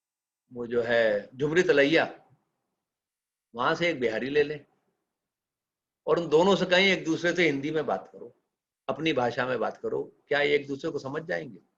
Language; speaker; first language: Hindi; native; Hindi